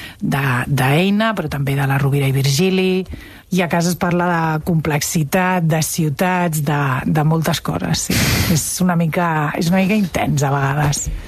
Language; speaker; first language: Catalan; native; Catalan